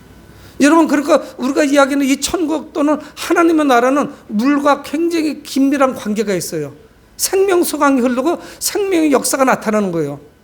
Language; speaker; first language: Korean; native; Korean